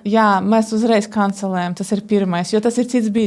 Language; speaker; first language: Latvian; non-native, local second language; Russian